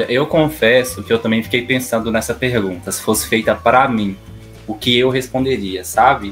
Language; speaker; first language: Portuguese; native; Portuguese